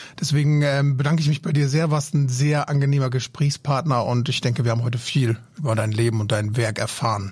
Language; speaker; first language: German; native; German